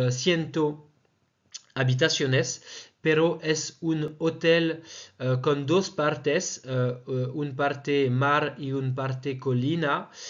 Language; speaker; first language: Spanish; non-native, fluent; French